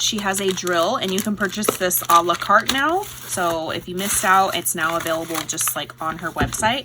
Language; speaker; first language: English; native; English